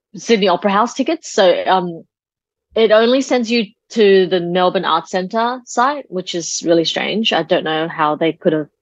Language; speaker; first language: English; early bilingual, other home language; Chinese